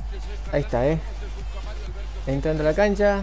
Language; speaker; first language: Spanish; native; Spanish